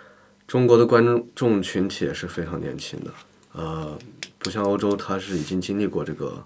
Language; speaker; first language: Chinese; native; Chinese